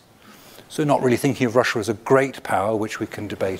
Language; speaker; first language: English; native; English